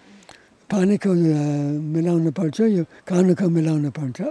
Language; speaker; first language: Nepali; non-native, learner; English